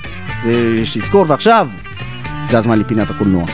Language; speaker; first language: Hebrew; native; Hebrew